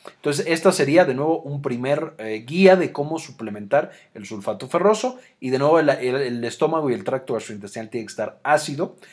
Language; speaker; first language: Spanish; native; Spanish